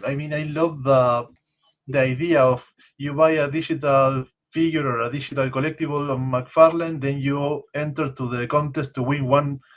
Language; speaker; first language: English; non-native, fluent; Spanish